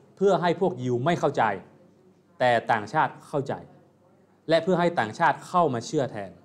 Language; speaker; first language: Thai; native; Thai